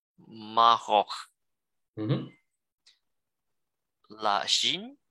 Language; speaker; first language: French; non-native, learner; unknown